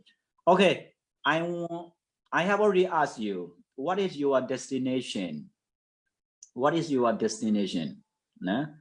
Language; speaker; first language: English; non-native, fluent; Mon